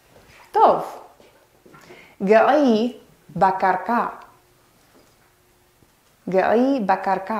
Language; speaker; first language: Hebrew; non-native, fluent; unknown